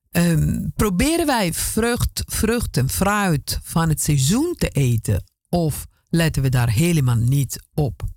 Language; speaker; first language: Dutch; non-native, fluent; Italian